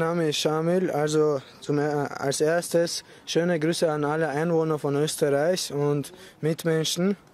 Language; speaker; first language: German; early bilingual, other home language; Chechen